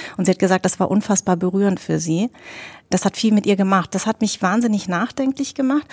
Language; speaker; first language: German; native; German